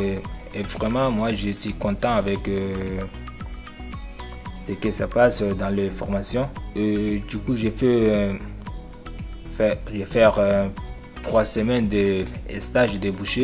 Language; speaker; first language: French; non-native, learner; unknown